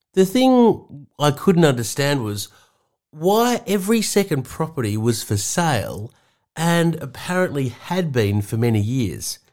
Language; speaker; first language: English; native; English